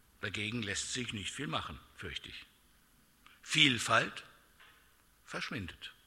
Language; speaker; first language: German; native; German